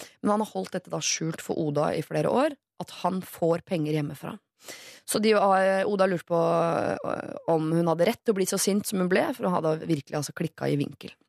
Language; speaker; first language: Norwegian; native; Norwegian